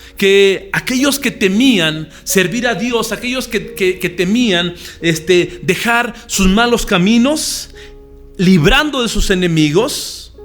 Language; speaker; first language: Spanish; native; Spanish